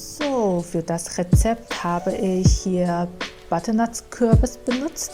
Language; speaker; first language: German; non-native, fluent; Chinese